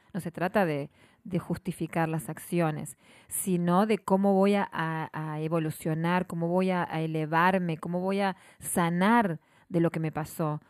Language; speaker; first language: Spanish; native; Spanish